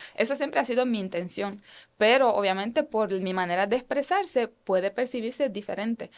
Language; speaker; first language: Spanish; non-native, fluent; Romanian